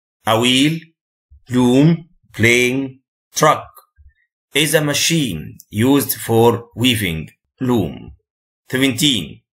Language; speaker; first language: English; non-native, fluent; Arabic